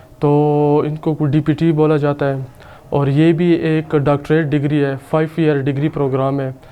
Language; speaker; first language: Urdu; non-native, local second language; Saraiki